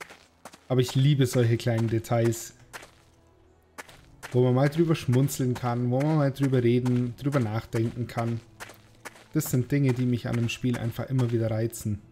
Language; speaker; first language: German; native; German